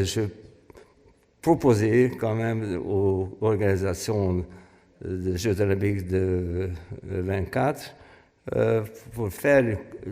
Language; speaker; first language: French; non-native, fluent; Hungarian